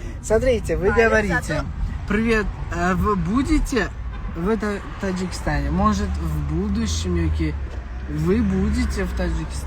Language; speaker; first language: Russian; non-native, learner; Uzbek